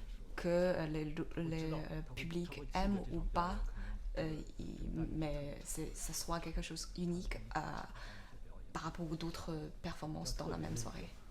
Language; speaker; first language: French; non-native, learner; Chinese